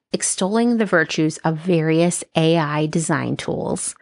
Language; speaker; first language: English; native; English